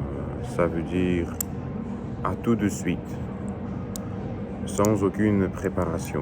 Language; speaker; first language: French; non-native, learner; Russian